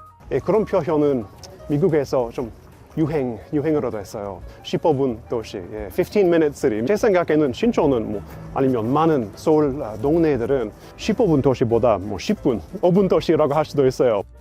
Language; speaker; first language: Korean; non-native, fluent; English